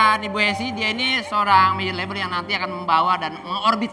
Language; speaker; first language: Indonesian; native; Indonesian